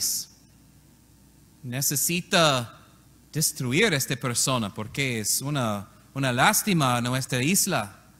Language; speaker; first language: Spanish; non-native, learner; English